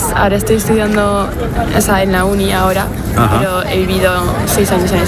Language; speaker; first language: Spanish; non-native, fluent; French